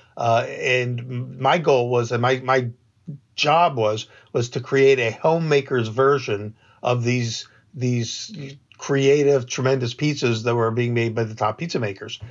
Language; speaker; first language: English; native; English